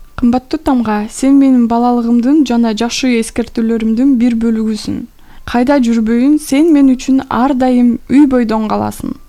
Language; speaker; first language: Kyrgyz; non-native, local second language; Russian